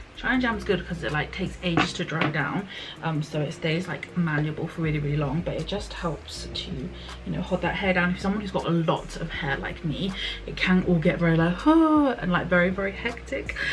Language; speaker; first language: English; native; English